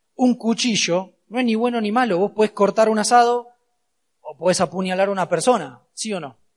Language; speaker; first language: Spanish; native; Spanish